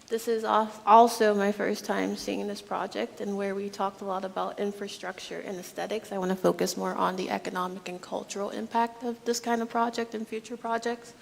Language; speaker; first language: English; native; English